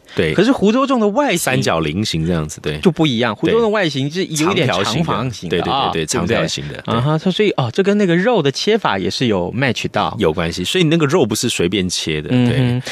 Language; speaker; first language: Chinese; native; Chinese